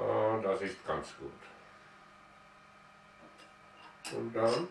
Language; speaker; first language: German; non-native, learner; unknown